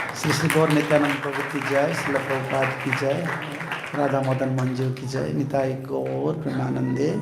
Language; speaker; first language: Hindi; non-native, local second language; Bangla